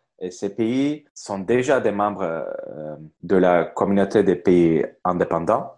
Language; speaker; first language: French; non-native, fluent; Turkish